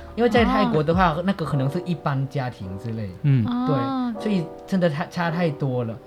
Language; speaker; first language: Chinese; non-native, fluent; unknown